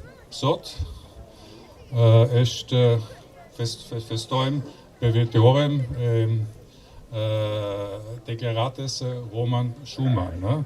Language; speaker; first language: Albanian; non-native, learner; German